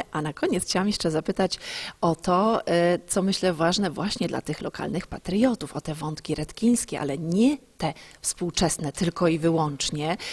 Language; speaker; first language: Polish; native; Polish